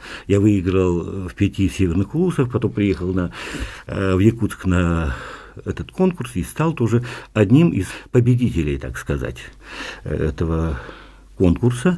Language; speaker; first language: Russian; non-native, local second language; Yakut